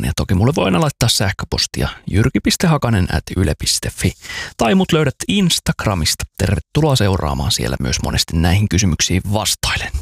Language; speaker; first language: Finnish; native; Finnish